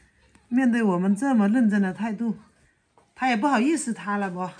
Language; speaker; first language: Chinese; native; Chinese